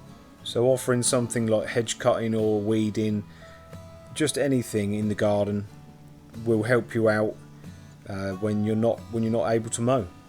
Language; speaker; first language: English; native; English